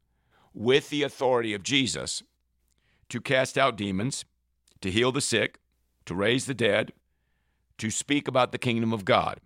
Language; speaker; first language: English; native; English